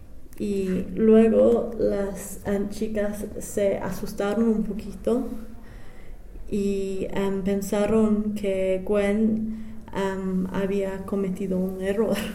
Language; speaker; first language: Spanish; non-native, fluent; English